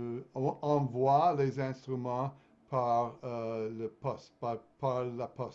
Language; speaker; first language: French; non-native, fluent; English